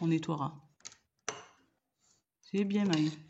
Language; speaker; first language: French; native; French